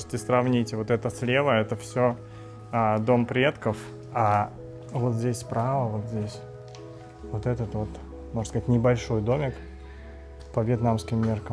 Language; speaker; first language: Russian; native; Russian